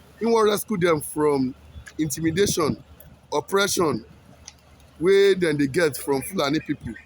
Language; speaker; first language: Nigerian Pidgin; non-native, local second language; Yoruba